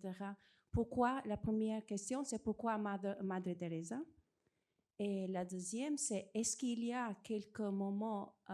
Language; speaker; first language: French; non-native, fluent; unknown